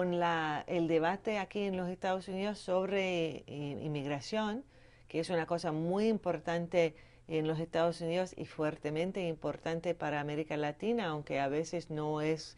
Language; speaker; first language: Spanish; non-native, fluent; English